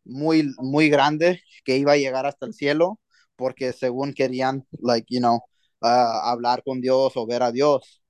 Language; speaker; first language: Spanish; early bilingual, heritage; Spanish